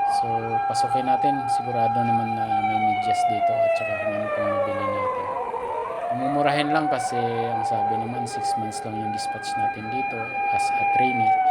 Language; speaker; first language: Filipino; native; Filipino